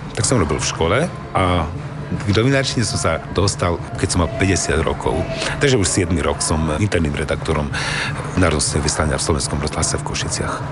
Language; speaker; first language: Slovak; non-native, local second language; Romany